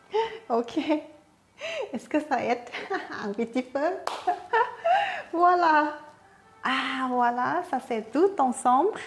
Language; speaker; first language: French; non-native, learner; Thai